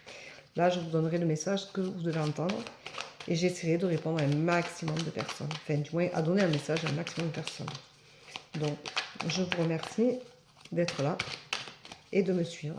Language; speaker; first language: French; native; French